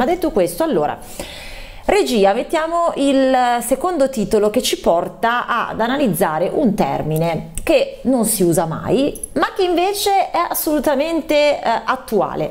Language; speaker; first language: Italian; native; Italian